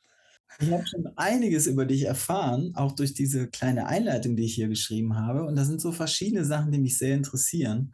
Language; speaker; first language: German; native; German